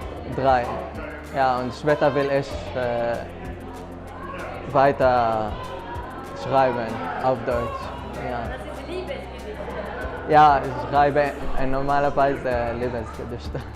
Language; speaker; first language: German; non-native, learner; Arabic